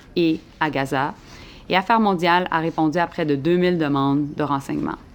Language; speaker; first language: French; native; French